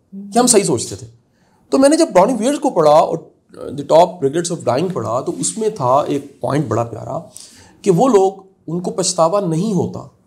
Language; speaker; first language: Urdu; non-native, local second language; Punjabi